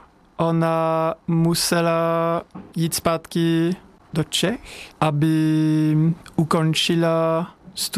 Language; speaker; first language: Czech; non-native, learner; French